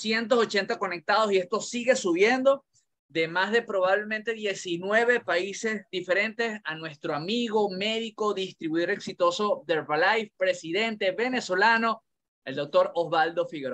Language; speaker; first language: Spanish; native; Spanish